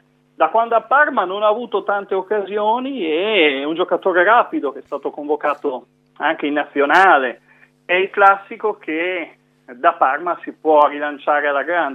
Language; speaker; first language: Italian; native; Italian